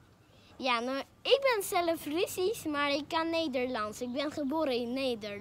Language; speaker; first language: Dutch; early bilingual, other home language; Russian